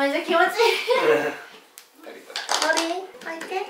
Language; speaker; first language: Japanese; non-native, fluent; Chinese